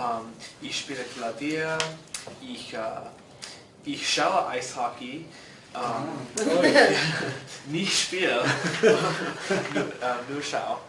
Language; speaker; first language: German; non-native, learner; English